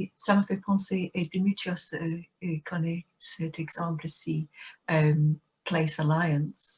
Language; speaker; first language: French; non-native, fluent; English